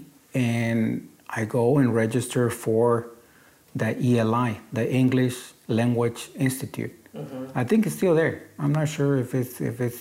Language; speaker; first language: English; non-native, fluent; Spanish